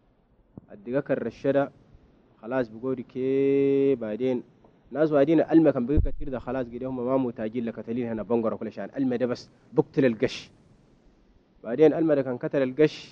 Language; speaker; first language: Arabic; native; Arabic